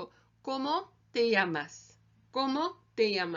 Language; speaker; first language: Spanish; non-native, learner; English